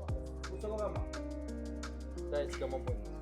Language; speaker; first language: Japanese; native; Japanese